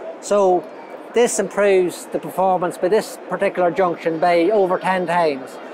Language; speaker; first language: English; native; English